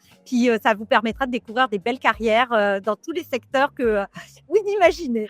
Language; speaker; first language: French; native; French